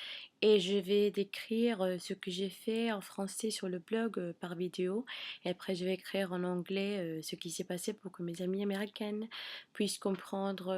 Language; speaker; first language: French; non-native, fluent; English